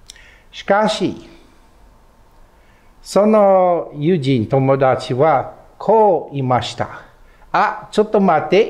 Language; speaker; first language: Japanese; non-native, fluent; English